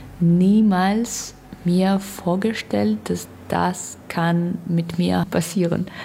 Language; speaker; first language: German; non-native, learner; Russian